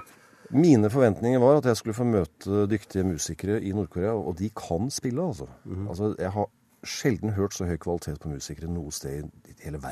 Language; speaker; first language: Norwegian; native; Norwegian